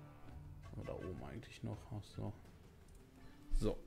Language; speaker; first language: German; native; German